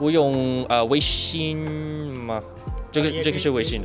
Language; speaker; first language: Chinese; non-native, learner; English